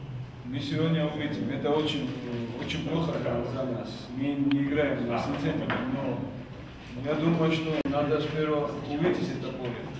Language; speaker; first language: Russian; non-native, fluent; Georgian